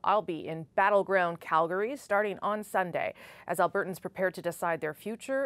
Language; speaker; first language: English; native; English